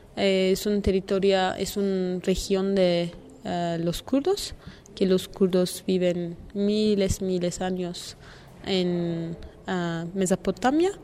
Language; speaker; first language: Spanish; non-native, learner; Kurdish